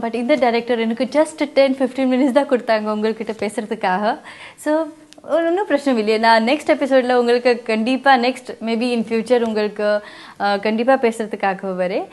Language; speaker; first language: Tamil; non-native, learner; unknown